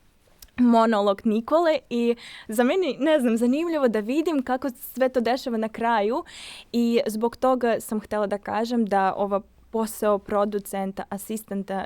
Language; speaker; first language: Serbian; non-native, fluent; Russian